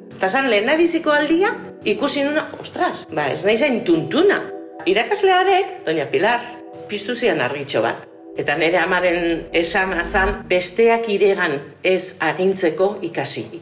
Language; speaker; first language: Basque; native; Basque